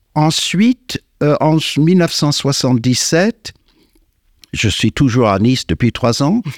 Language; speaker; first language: French; non-native, fluent; English